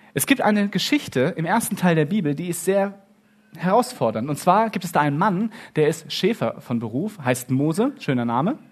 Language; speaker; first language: German; native; German